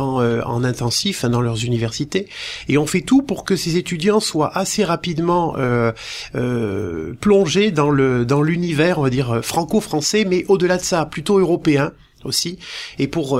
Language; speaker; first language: French; native; French